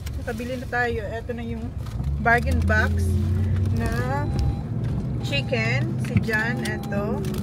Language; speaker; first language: Filipino; non-native, local second language; Bikol